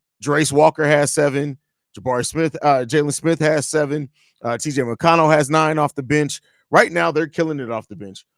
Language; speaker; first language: English; native; English